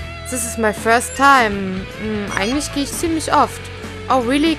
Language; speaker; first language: German; native; German